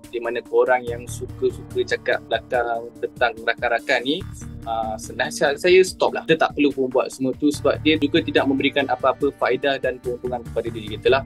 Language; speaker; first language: Malay; native; Malay